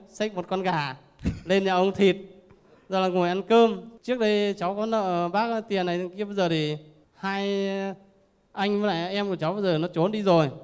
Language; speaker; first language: Vietnamese; non-native, local second language; Iu Mien